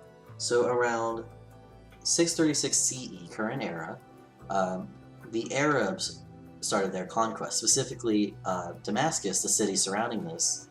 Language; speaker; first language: English; native; English